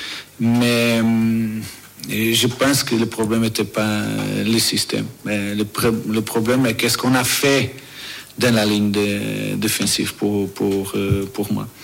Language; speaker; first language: French; non-native, fluent; Portuguese